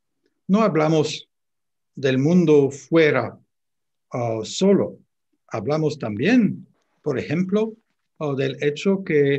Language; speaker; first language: Spanish; non-native, fluent; French